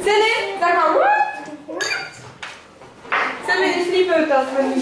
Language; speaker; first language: German; native; German